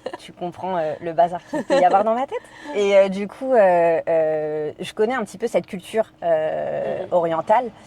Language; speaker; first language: French; native; French